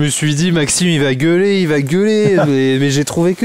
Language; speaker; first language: French; native; French